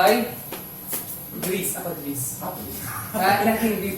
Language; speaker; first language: English; non-native, learner; Indonesian